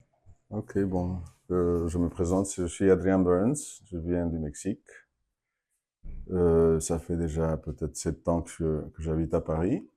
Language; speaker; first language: French; non-native, fluent; Spanish